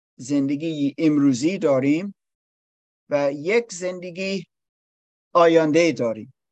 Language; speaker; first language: Persian; non-native, learner; English